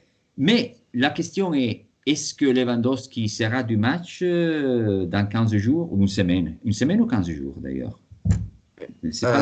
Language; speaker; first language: French; non-native, fluent; Italian